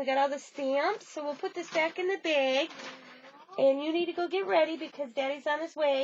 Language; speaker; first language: English; native; English